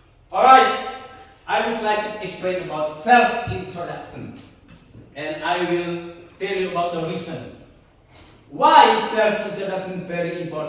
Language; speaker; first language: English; non-native, learner; Indonesian